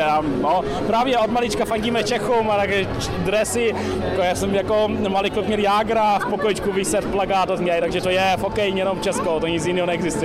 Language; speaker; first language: Czech; early bilingual, heritage; Czech